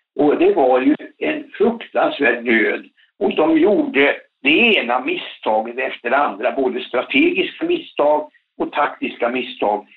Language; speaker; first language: Swedish; native; Swedish